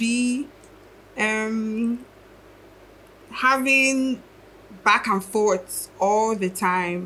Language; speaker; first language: English; non-native, local second language; Igbo